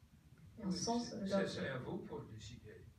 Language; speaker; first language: French; non-native, fluent; English